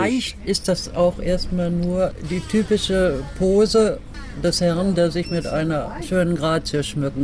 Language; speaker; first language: German; native; German